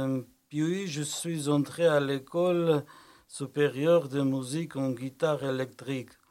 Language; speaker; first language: French; non-native, learner; Kurdish